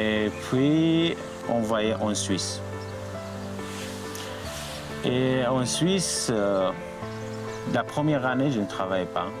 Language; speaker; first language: French; non-native, learner; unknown